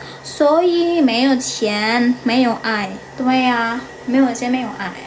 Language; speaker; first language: Chinese; non-native, learner; Indonesian